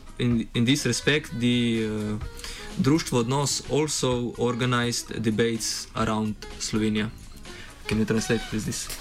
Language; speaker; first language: English; non-native, fluent; Slovenian